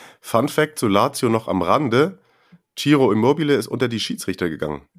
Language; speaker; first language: German; native; German